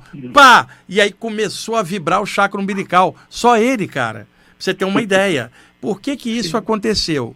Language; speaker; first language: Portuguese; native; Portuguese